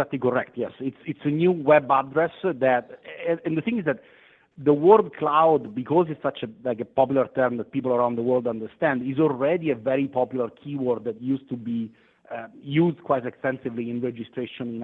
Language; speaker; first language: English; non-native, fluent; Italian